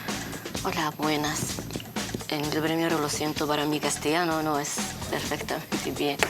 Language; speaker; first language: Spanish; non-native, learner; Arabic